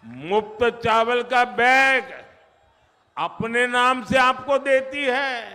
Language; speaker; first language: Hindi; non-native, local second language; Gujarati